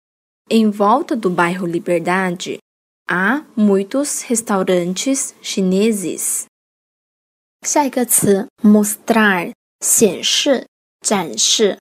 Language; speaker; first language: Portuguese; non-native, fluent; Chinese